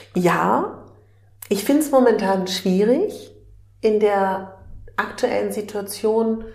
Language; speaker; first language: German; native; German